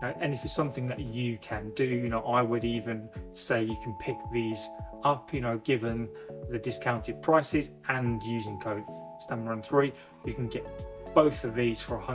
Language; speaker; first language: English; native; English